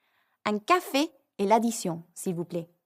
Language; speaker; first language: French; non-native, fluent; English